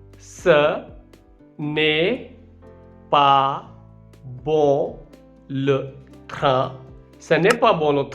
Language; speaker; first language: French; non-native, fluent; Hindi